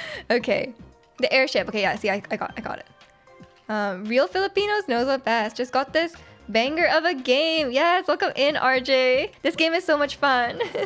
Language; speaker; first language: English; native; English